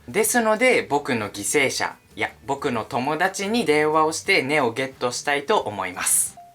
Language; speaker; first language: Japanese; native; Japanese